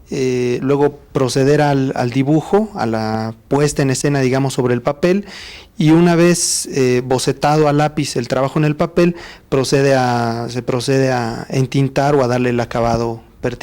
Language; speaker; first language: Spanish; native; Spanish